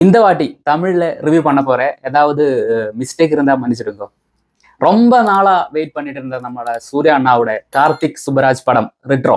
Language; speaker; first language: Tamil; non-native, learner; Malayalam